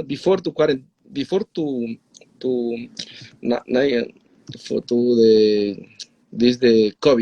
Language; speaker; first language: English; non-native, learner; Spanish